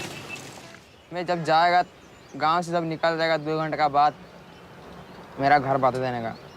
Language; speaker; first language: Hindi; non-native, local second language; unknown